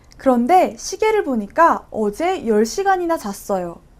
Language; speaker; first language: Korean; native; Korean